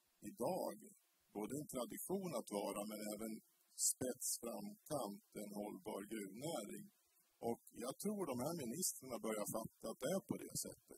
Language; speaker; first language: Swedish; native; Swedish